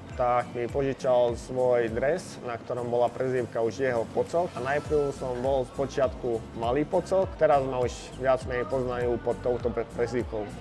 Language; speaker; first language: Slovak; non-native, local second language; Hungarian